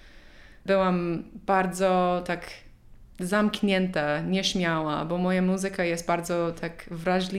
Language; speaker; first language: Polish; non-native, learner; English